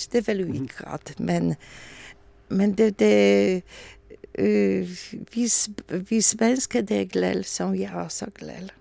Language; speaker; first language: Danish; non-native, learner; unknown